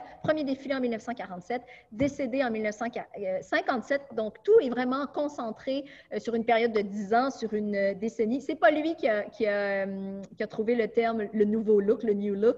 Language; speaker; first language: French; native; French